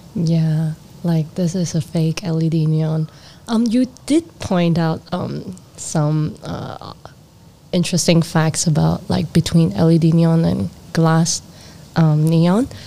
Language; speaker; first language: English; non-native, local second language; Cantonese